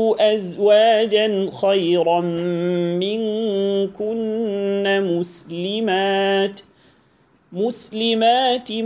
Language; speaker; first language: Arabic; non-native, fluent; Hausa